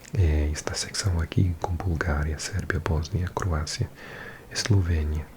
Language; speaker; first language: Portuguese; non-native, learner; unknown